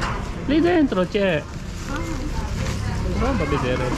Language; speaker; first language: Italian; non-native, learner; Filipino